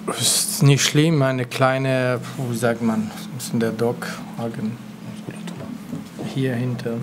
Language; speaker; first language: German; non-native, local second language; French